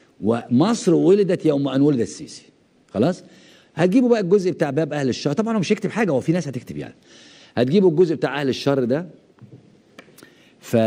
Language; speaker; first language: Arabic; native; Arabic